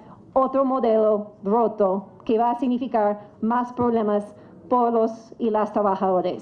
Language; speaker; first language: Spanish; non-native, fluent; English